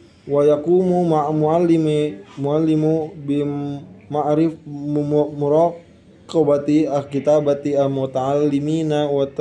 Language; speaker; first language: Arabic; non-native, learner; Indonesian